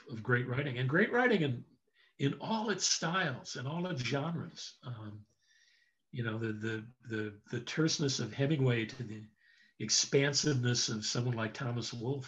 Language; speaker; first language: English; native; English